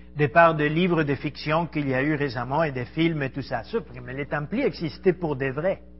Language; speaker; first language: French; non-native, fluent; Spanish